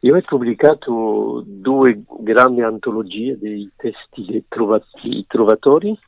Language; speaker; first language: Italian; early bilingual, other home language; French